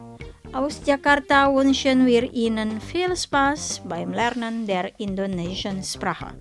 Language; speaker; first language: German; non-native, fluent; Indonesian